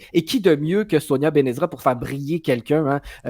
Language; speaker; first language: French; native; French